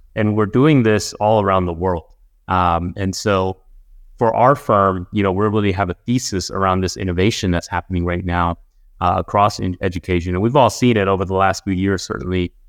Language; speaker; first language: English; native; English